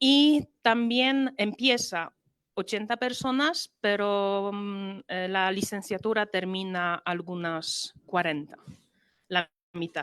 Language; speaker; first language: Spanish; non-native, fluent; Polish